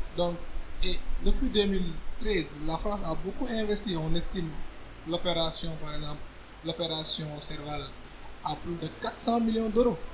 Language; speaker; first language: French; non-native, local second language; Wolof